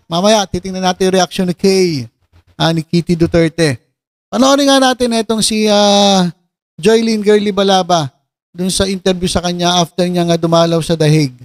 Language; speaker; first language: Filipino; native; Filipino